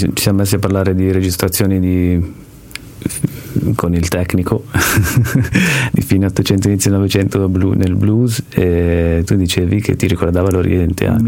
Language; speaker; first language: Italian; native; Italian